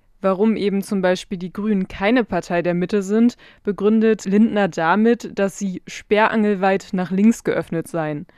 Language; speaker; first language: German; native; German